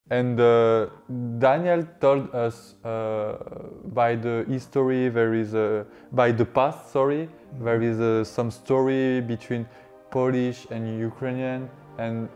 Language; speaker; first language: English; non-native, learner; French